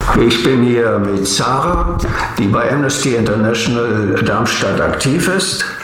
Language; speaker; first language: German; native; German